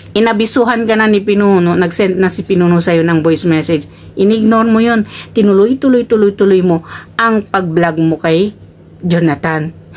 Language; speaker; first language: Filipino; non-native, local second language; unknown